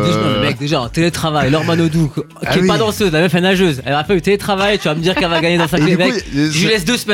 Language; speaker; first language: French; native; French